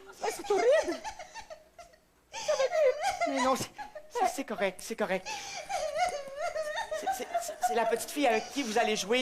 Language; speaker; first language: French; native; French